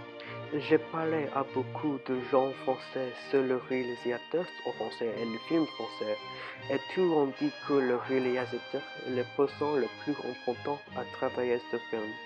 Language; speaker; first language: French; non-native, learner; English